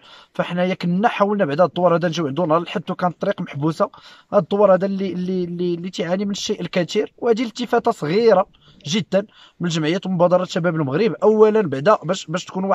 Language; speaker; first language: Arabic; native; Arabic